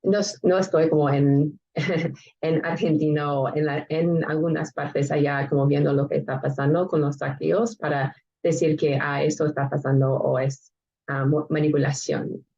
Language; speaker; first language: Spanish; non-native, fluent; English